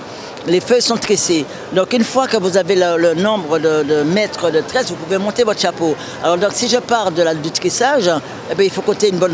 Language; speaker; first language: French; native; French